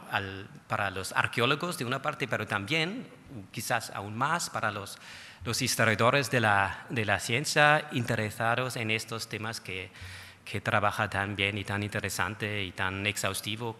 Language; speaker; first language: Spanish; non-native, fluent; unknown